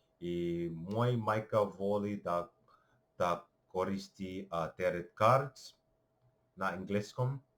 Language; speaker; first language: Bosnian; non-native, learner; English